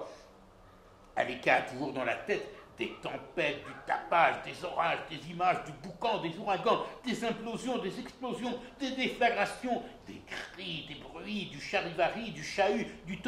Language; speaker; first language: French; native; French